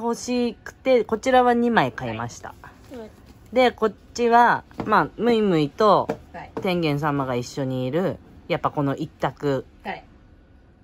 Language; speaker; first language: Japanese; native; Japanese